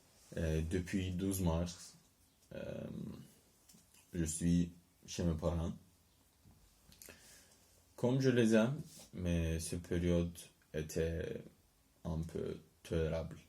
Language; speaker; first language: French; non-native, learner; Turkish